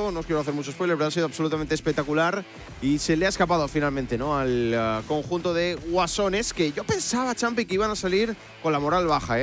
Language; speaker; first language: Spanish; native; Spanish